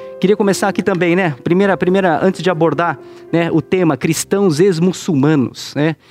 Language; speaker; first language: Portuguese; native; Portuguese